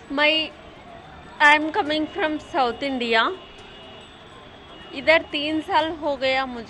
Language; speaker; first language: Hindi; non-native, local second language; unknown